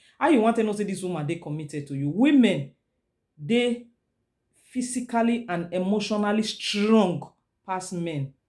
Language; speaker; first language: Nigerian Pidgin; non-native, local second language; Esan